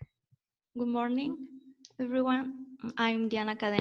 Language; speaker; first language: English; non-native, learner; Spanish